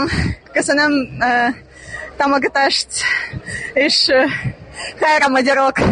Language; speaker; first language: Hungarian; non-native, learner; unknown